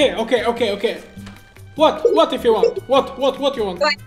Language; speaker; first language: English; non-native, learner; Russian